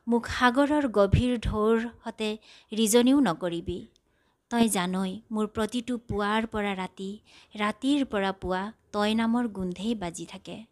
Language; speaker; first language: Assamese; non-native, local second language; Nepali